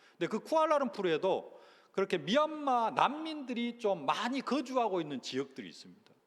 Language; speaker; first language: Korean; native; Korean